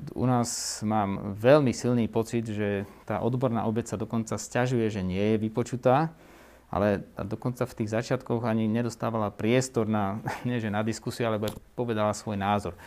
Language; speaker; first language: Slovak; native; Slovak